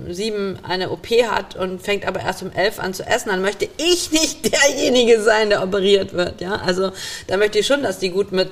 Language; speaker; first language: German; native; German